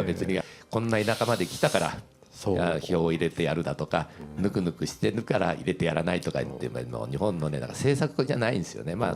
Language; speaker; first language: Japanese; native; Japanese